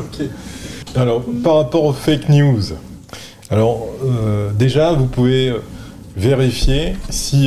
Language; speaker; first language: French; native; French